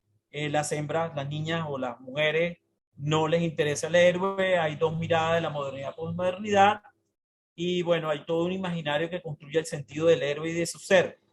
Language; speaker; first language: Spanish; native; Spanish